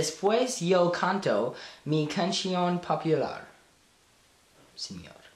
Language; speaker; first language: Spanish; non-native, learner; English